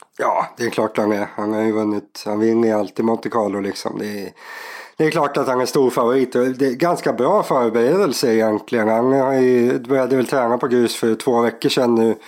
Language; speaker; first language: Swedish; native; Swedish